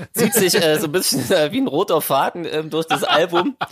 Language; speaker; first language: German; native; German